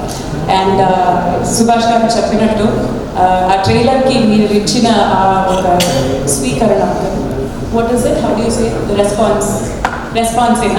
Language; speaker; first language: Telugu; non-native, learner; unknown